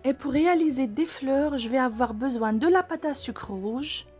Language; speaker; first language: French; non-native, local second language; Arabic